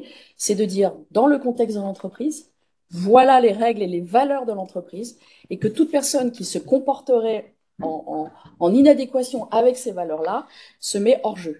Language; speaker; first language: French; native; French